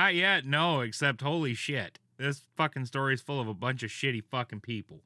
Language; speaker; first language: English; native; English